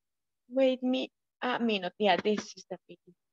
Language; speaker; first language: English; non-native, learner; Spanish